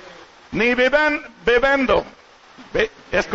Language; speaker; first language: Spanish; non-native, learner; English